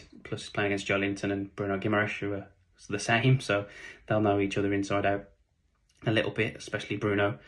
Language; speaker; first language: English; native; English